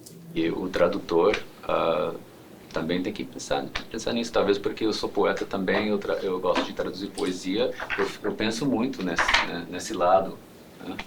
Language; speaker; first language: Portuguese; non-native, fluent; English